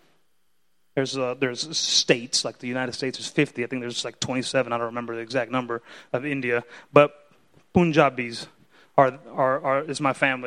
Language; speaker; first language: English; early bilingual, other home language; Spanish